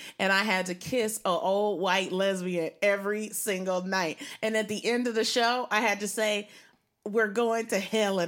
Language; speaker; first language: English; native; English